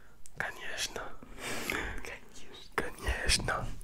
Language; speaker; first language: Russian; non-native, learner; French